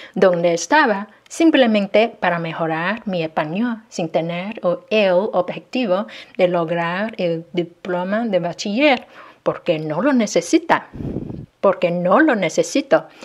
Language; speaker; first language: Spanish; non-native, fluent; Chinese